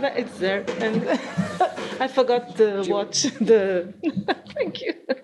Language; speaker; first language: English; non-native, fluent; Portuguese